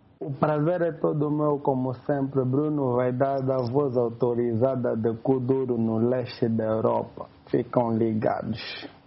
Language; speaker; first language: Portuguese; native; Portuguese